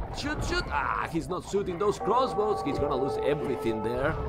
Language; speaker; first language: English; non-native, fluent; Spanish